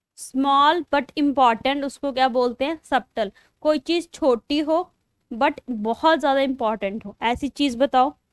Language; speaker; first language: Hindi; non-native, local second language; Punjabi